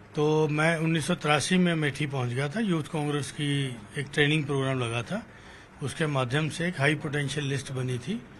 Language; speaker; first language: Hindi; native; Hindi